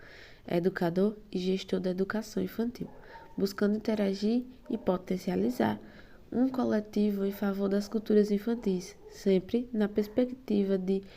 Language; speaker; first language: Portuguese; native; Portuguese